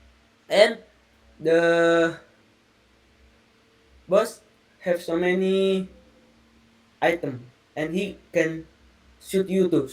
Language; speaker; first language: English; non-native, learner; Indonesian